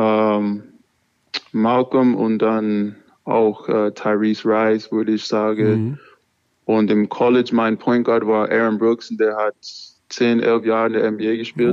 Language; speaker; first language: German; non-native, learner; English